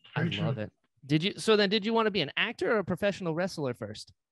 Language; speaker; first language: English; native; English